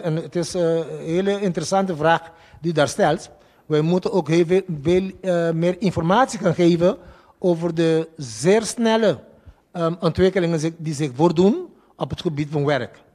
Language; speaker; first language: Dutch; non-native, local second language; Papiamento